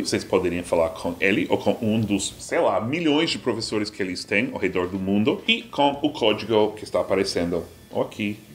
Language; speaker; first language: Portuguese; non-native, fluent; English